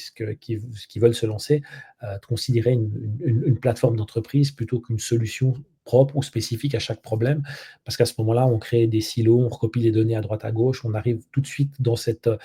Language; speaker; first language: French; native; French